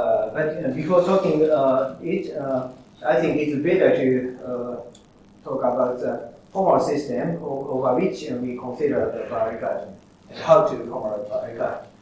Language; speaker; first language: English; non-native, fluent; Japanese